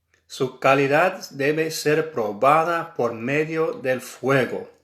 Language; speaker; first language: Spanish; non-native, fluent; English